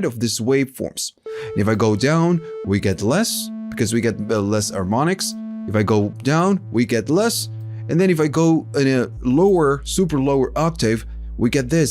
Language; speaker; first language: English; non-native, fluent; Spanish